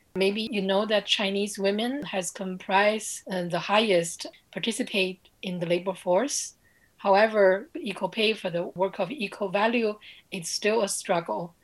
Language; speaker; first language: English; non-native, fluent; Chinese